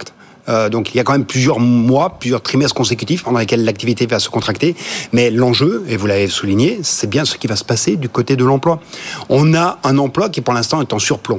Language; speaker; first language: French; native; French